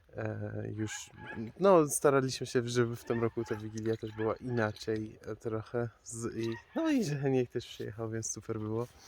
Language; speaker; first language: Polish; non-native, fluent; Persian